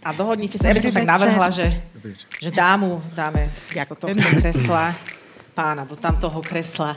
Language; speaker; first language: Slovak; native; Slovak